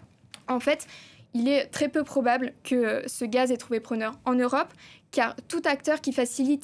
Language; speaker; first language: French; native; French